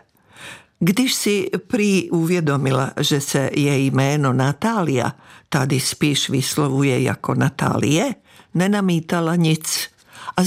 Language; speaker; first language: Czech; non-native, fluent; Serbian